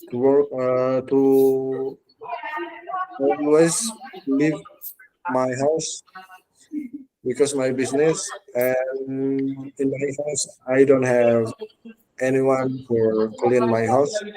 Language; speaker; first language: English; non-native, learner; Indonesian